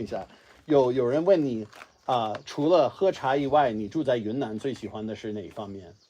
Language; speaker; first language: Chinese; non-native, fluent; English